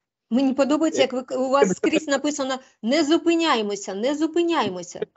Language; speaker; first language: Ukrainian; native; Ukrainian